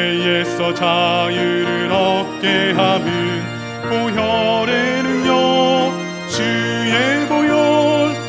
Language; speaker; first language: Korean; native; Korean